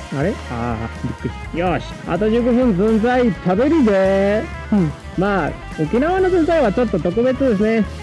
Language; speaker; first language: Japanese; non-native, fluent; Spanish